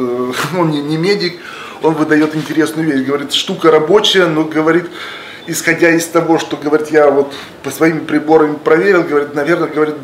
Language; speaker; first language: Russian; native; Russian